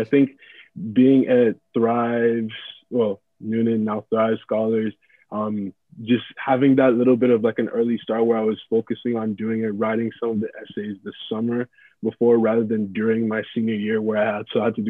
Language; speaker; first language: English; non-native, local second language; Yoruba